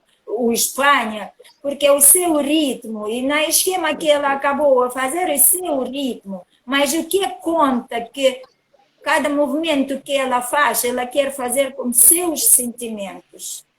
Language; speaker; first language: Portuguese; non-native, learner; Russian